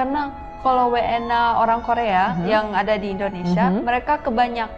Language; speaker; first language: Indonesian; early bilingual, other home language; Korean